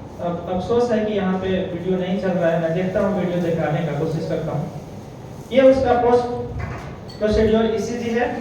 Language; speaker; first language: Hindi; native; Hindi